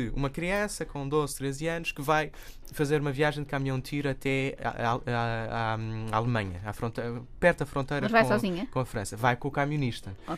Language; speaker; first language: Portuguese; native; Portuguese